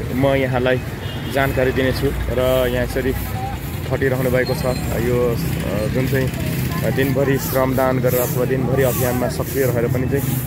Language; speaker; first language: Nepali; native; Nepali